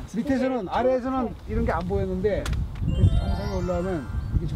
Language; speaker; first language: Korean; native; Korean